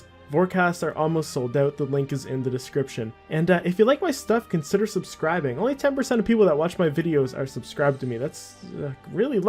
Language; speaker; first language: English; native; English